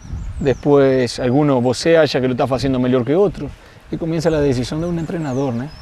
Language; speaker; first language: Portuguese; non-native, fluent; Spanish